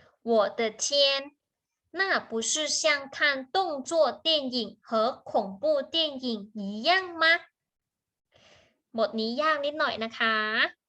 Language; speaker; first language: Chinese; non-native, fluent; Thai